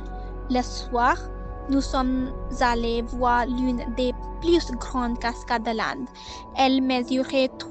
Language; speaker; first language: French; non-native, learner; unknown